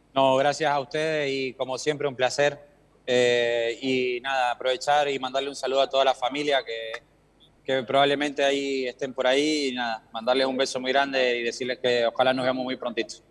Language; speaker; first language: Spanish; native; Spanish